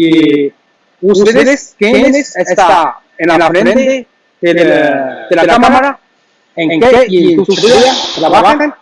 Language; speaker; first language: Spanish; non-native, learner; Chinese